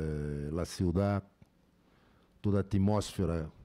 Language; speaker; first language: Spanish; non-native, fluent; Portuguese